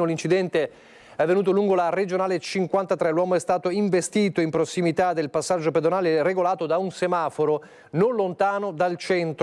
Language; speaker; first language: Italian; native; Italian